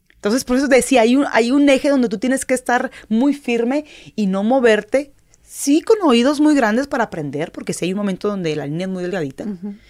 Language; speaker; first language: Spanish; native; Spanish